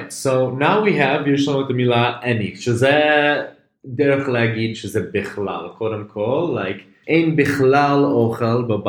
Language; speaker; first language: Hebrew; non-native, fluent; English